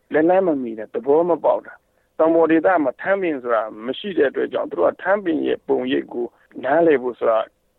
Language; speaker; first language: Burmese; non-native, local second language; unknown